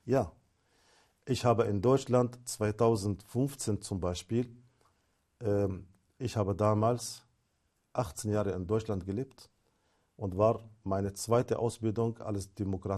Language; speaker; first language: German; non-native, fluent; Arabic